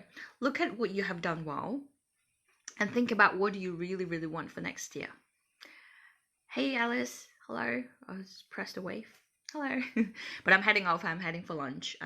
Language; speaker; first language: English; non-native, fluent; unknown